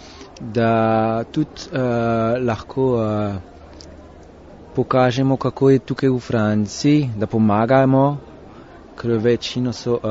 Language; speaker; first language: Slovenian; early bilingual, heritage; Slovenian